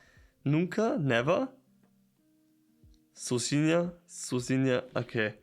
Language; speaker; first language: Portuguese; non-native, learner; German